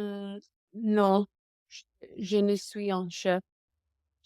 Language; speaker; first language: French; non-native, learner; English